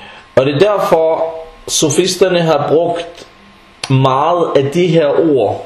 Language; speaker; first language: Danish; non-native, fluent; Arabic